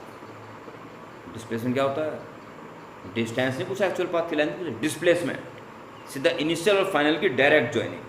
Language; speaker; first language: Hindi; native; Hindi